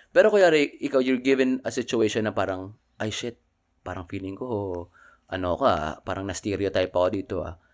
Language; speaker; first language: Filipino; native; Filipino